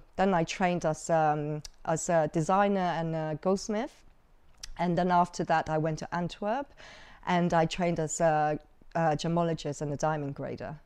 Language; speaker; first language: English; early bilingual, other home language; Cantonese